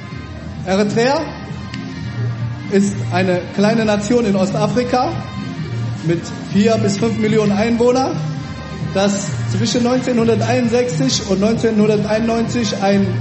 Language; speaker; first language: German; early bilingual, other home language; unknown